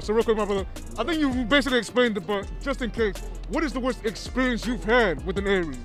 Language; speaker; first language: English; early bilingual, other home language; Spanish